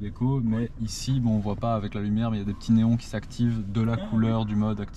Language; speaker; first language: French; native; French